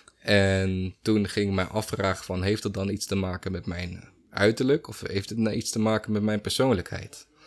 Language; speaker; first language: Dutch; native; Dutch